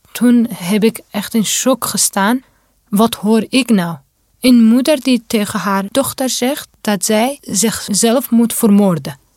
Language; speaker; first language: Dutch; non-native, fluent; Kurdish